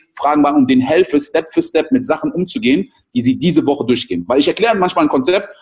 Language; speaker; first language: German; early bilingual, other home language; French